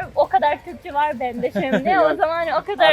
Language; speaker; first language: Turkish; non-native, learner; Urdu